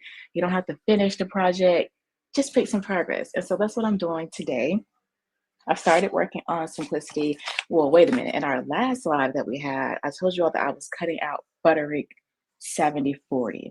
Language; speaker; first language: English; native; English